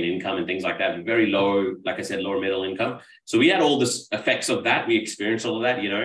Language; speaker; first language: English; non-native, local second language; Urdu